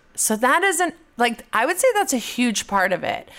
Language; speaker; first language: English; native; English